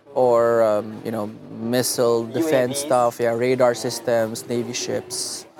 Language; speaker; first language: English; non-native, local second language; Filipino